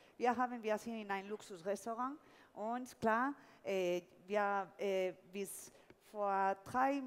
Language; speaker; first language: German; non-native, fluent; Spanish